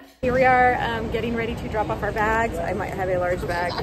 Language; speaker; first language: English; native; English